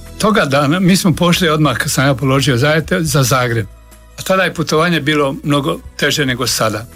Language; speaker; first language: Croatian; native; Croatian